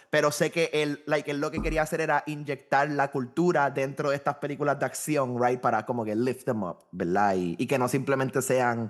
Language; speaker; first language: Spanish; native; Spanish